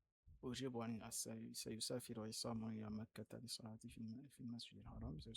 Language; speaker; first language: Arabic; non-native, fluent; French